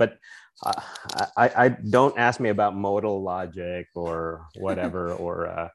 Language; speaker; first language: English; non-native, local second language; Filipino